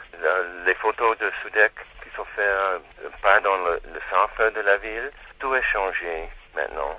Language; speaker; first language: French; non-native, learner; Czech